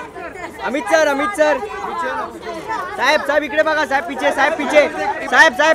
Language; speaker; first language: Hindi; non-native, local second language; Marathi